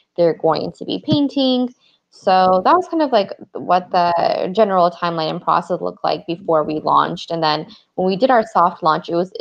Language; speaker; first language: English; native; English